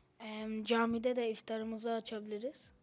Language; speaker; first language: Turkish; early bilingual, other home language; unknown